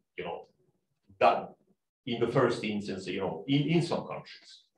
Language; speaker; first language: English; non-native, fluent; Italian